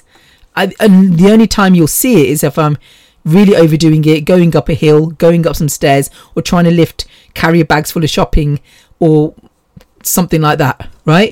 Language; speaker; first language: English; native; English